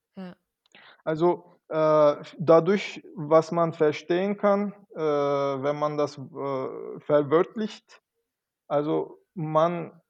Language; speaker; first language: German; non-native, fluent; Turkish